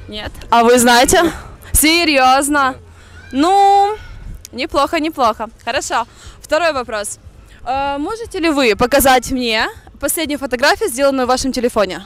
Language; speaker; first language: Russian; native; Russian